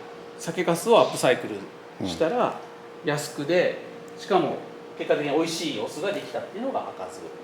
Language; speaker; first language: Japanese; native; Japanese